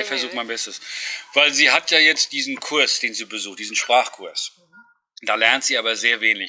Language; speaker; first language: German; native; German